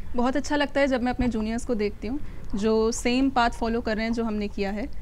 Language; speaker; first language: Hindi; native; Hindi